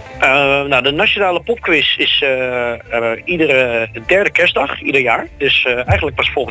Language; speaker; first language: Dutch; native; Dutch